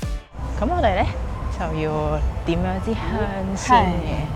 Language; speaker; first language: Cantonese; native; Cantonese